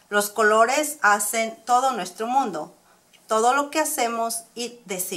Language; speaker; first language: Spanish; early bilingual, heritage; Spanish